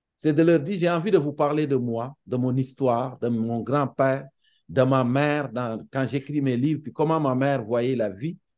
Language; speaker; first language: French; non-native, local second language; Serer